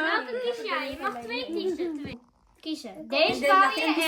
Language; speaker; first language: Dutch; early bilingual, other home language; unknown